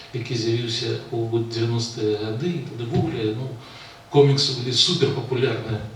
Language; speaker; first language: Belarusian; native; Belarusian